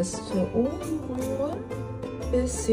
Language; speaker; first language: German; non-native, learner; Chinese